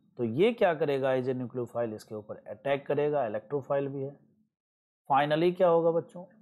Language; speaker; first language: Hindi; native; Hindi